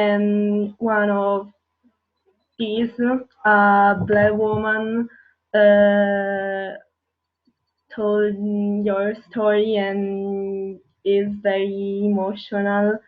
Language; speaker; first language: English; non-native, learner; Italian